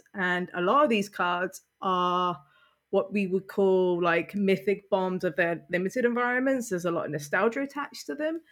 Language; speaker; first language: English; native; English